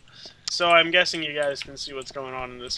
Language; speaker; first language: English; native; English